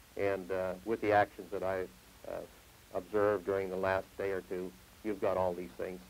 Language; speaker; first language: English; native; English